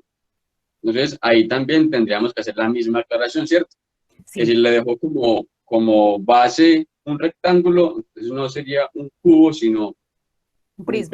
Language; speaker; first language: Spanish; native; Spanish